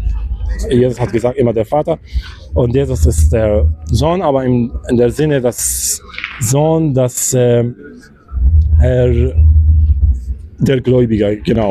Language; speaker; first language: German; non-native, learner; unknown